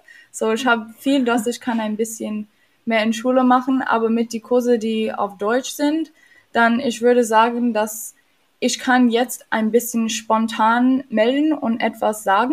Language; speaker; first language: German; non-native, learner; English